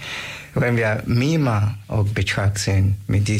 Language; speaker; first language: German; non-native, learner; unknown